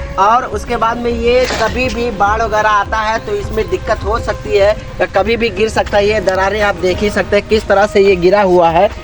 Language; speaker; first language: Hindi; native; Hindi